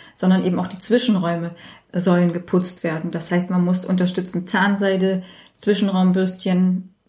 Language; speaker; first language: German; native; German